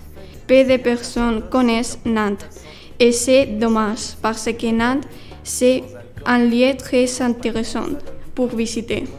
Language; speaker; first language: French; non-native, learner; Spanish